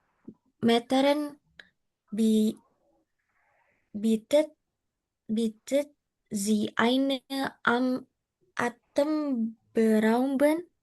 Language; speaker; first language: German; non-native, learner; Indonesian